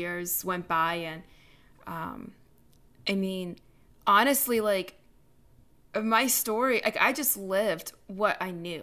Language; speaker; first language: English; early bilingual, other home language; Ukrainian